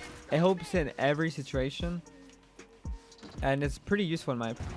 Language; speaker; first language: English; early bilingual, other home language; Spanish